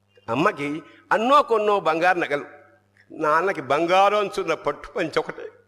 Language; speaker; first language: Telugu; native; Telugu